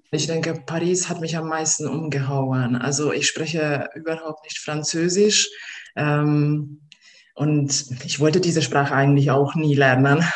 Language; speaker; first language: German; non-native, fluent; Hungarian